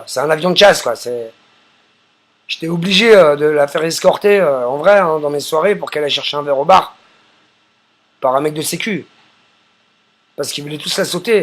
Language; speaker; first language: French; native; French